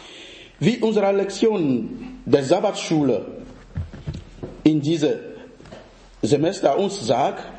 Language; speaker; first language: German; non-native, fluent; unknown